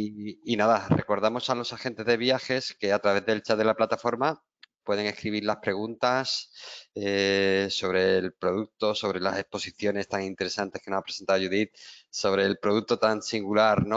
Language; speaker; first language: Spanish; native; Spanish